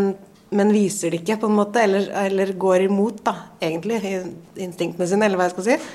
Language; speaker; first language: Norwegian; native; Norwegian